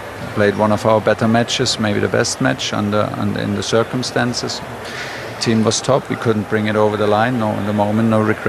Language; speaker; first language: English; non-native, fluent; German